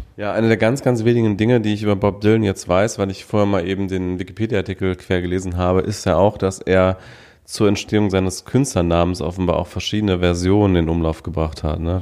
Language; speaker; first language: German; native; German